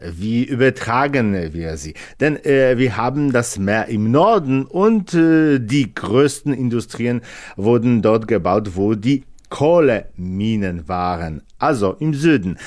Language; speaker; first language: German; non-native, fluent; Polish